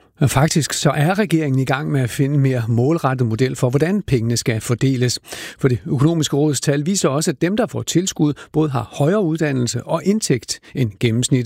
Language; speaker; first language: Danish; native; Danish